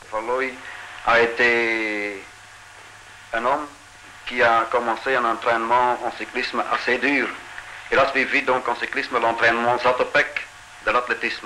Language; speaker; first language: French; non-native, local second language; Dutch